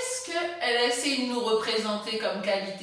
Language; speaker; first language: French; native; French